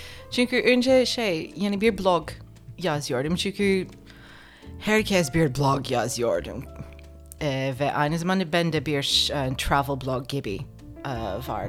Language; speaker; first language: Turkish; non-native, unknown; English